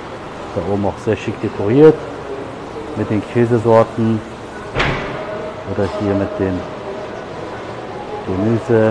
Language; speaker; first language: German; native; German